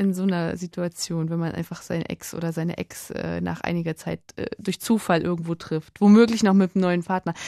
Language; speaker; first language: German; native; German